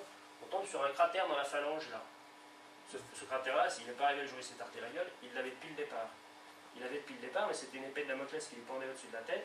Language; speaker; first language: French; native; French